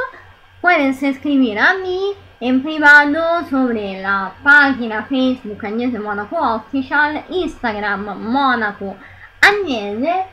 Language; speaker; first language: Spanish; non-native, learner; Italian